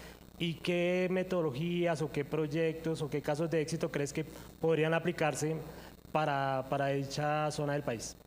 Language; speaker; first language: Spanish; native; Spanish